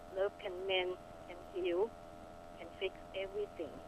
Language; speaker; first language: English; non-native, fluent; Thai